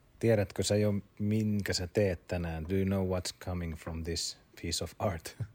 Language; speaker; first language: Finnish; native; Finnish